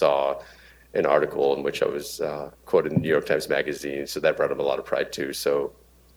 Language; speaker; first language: English; native; English